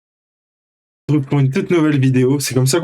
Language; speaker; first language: French; native; French